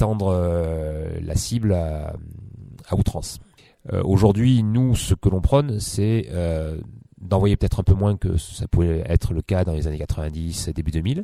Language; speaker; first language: French; native; French